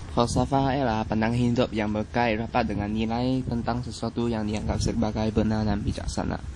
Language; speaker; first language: Malay; non-native, local second language; Chinese